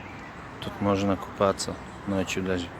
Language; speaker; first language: Russian; non-native, local second language; Tajik